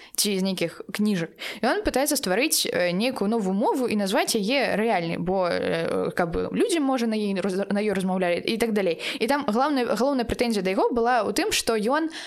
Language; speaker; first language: Belarusian; non-native, local second language; Russian